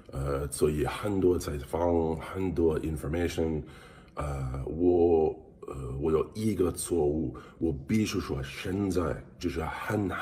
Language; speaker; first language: Chinese; non-native, learner; English